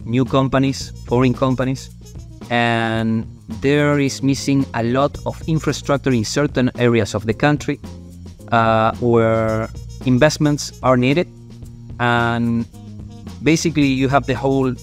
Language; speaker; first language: English; non-native, fluent; Spanish